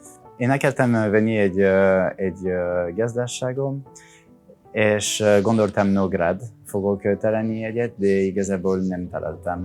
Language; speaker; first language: Hungarian; non-native, learner; French